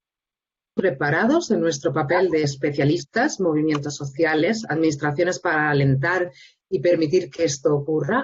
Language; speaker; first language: Spanish; native; Spanish